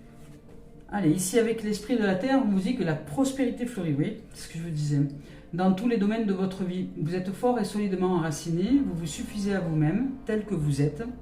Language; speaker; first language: French; native; French